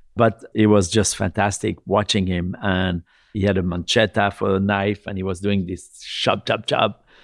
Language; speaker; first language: English; non-native, fluent; French